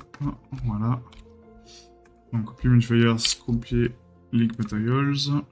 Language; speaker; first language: French; native; French